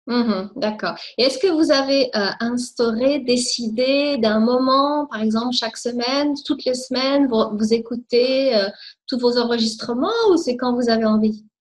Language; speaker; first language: French; native; French